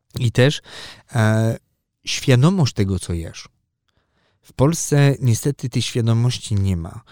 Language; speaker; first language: Polish; early bilingual, heritage; Polish